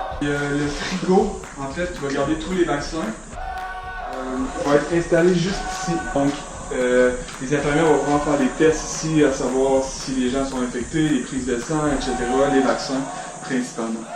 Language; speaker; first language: French; native; French